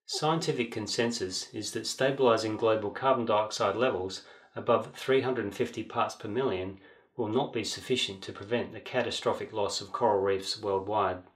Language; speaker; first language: English; native; English